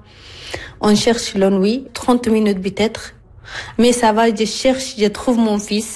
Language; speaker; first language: French; non-native, learner; Arabic